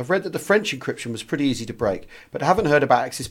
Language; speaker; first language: English; native; English